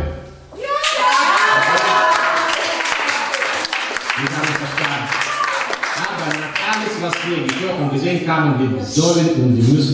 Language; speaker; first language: German; non-native, fluent; Russian